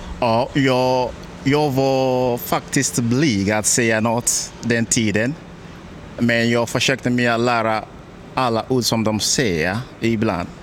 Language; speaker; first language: Swedish; non-native, learner; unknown